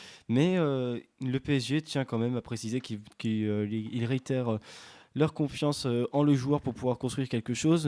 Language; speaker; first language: French; native; French